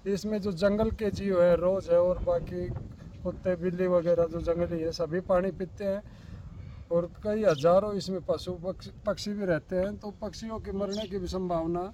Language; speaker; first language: Hindi; native; Hindi